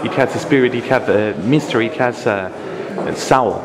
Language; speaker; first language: English; non-native, fluent; Spanish